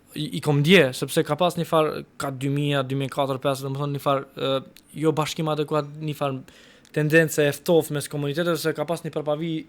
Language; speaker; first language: Albanian; non-native, local second language; Romany